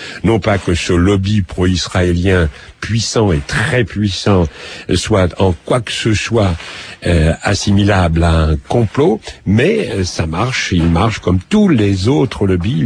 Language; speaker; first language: French; native; French